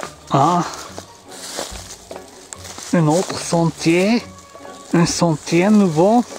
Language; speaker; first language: French; non-native, learner; English